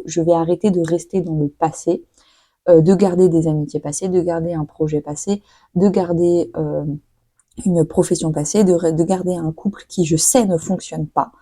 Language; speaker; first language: French; native; French